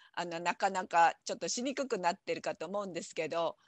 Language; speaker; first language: Japanese; native; Japanese